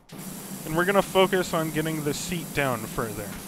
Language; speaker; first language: English; native; English